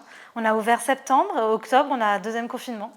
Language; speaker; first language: French; native; French